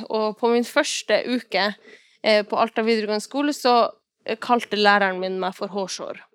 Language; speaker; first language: Norwegian; non-native, local second language; Northern Sami